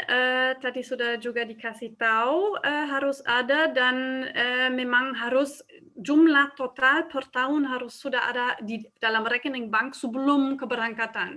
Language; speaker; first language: Indonesian; non-native, fluent; German